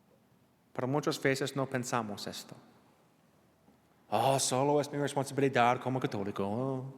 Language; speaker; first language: Spanish; non-native, learner; English